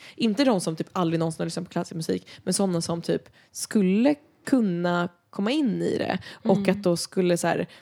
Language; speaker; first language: Swedish; non-native, fluent; Norwegian